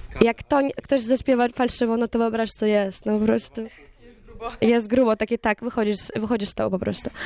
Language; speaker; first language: Polish; non-native, learner; Ukrainian